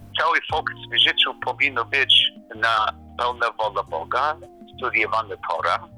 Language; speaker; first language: Polish; non-native, learner; English